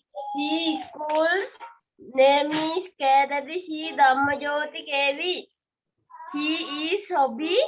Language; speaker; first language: English; non-native, learner; Sinhala